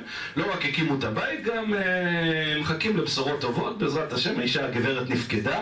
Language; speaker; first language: Hebrew; native; Hebrew